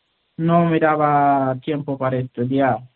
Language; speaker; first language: Spanish; non-native, learner; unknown